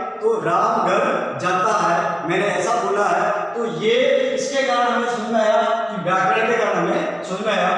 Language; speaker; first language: Hindi; native; Hindi